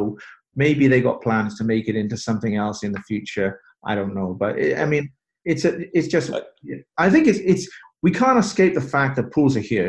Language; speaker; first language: English; native; English